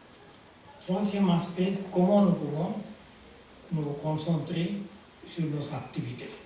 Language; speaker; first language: French; non-native, fluent; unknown